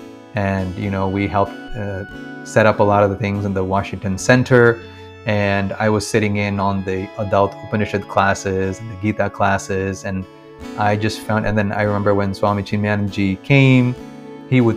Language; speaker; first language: English; early bilingual, other home language; Malayalam